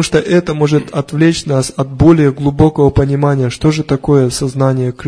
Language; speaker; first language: Russian; native; Russian